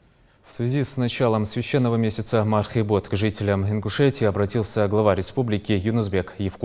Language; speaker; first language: Russian; native; Russian